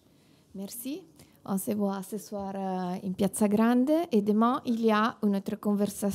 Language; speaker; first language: French; non-native, fluent; Italian